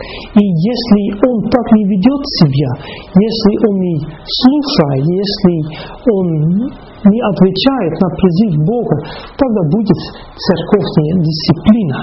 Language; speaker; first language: Russian; non-native, fluent; Dutch